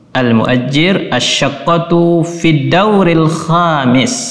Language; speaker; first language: Arabic; non-native, fluent; Indonesian